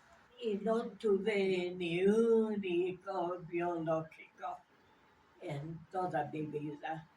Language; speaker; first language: Spanish; non-native, fluent; English